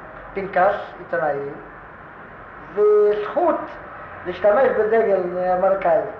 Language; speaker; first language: Hebrew; non-native, fluent; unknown